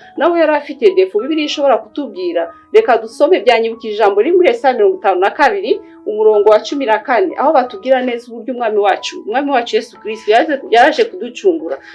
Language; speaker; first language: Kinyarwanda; early bilingual, heritage; Kinyarwanda